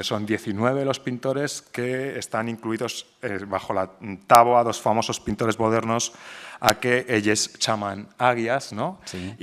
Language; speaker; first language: Spanish; native; Spanish